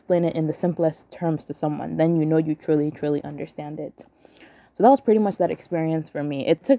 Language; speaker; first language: English; non-native, local second language; Yoruba